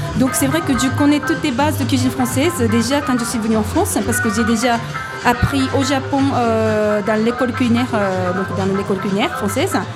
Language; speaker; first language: French; non-native, learner; Japanese